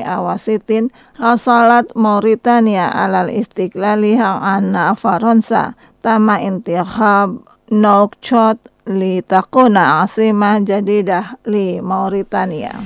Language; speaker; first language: Arabic; non-native, learner; Indonesian